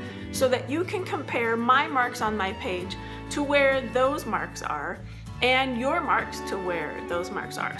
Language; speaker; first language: English; native; English